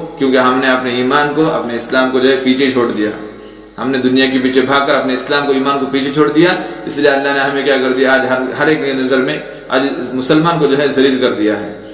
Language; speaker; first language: Urdu; non-native, local second language; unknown